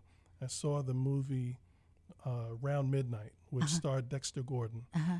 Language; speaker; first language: English; native; English